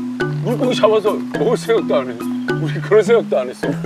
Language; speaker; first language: Korean; native; Korean